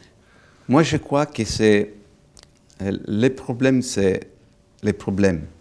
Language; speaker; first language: French; non-native, fluent; Italian